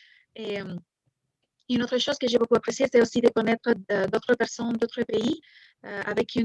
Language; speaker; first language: French; non-native, fluent; Spanish